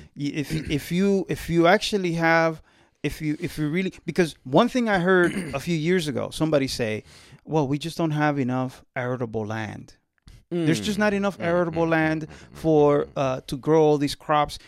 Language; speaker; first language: English; early bilingual, other home language; Spanish